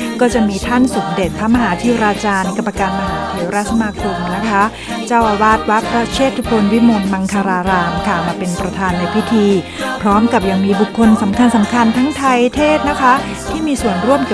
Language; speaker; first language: Thai; native; Thai